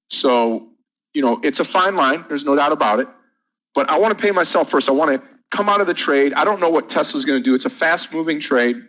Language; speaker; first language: English; native; English